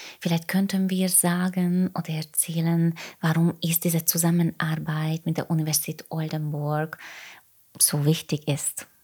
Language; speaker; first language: German; non-native, fluent; Hungarian